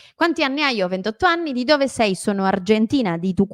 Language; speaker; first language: Italian; non-native, fluent; Spanish